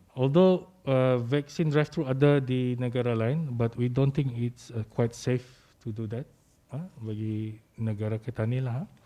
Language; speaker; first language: English; non-native, local second language; Malay